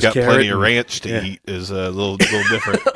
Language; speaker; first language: English; native; English